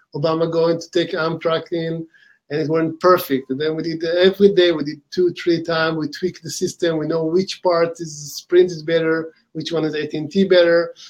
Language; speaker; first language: English; non-native, fluent; Hebrew